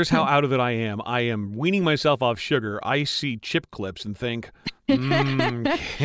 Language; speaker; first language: English; native; English